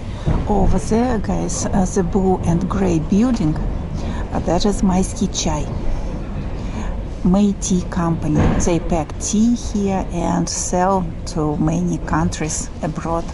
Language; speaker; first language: English; non-native, fluent; Russian